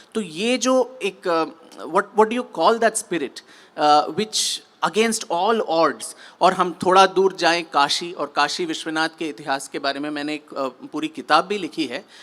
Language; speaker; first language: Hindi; non-native, local second language; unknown